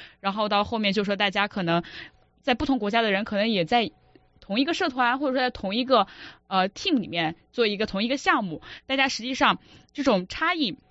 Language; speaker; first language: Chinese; native; Chinese